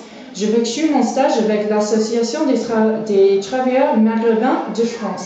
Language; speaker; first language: French; non-native, fluent; English